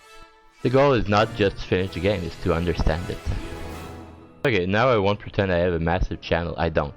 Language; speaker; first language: English; native; English